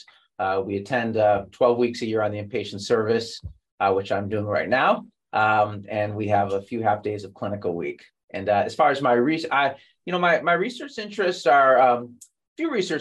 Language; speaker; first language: English; native; English